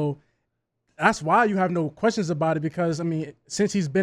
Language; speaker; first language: English; native; English